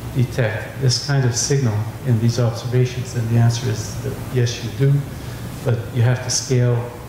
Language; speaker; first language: English; native; English